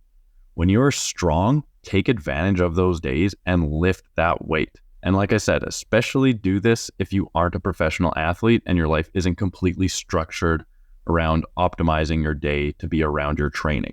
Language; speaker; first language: English; native; English